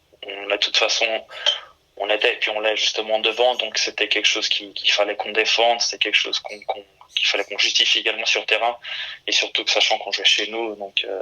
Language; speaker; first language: French; early bilingual, other home language; Portuguese